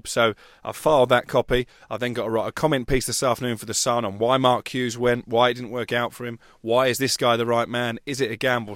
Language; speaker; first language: English; native; English